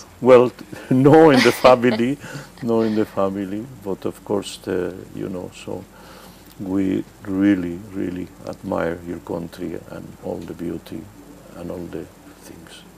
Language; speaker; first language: English; non-native, fluent; Spanish